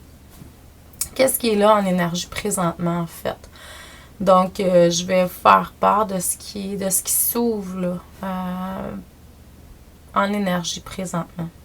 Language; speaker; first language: French; native; French